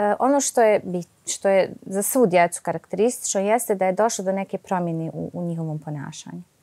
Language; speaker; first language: Croatian; native; Croatian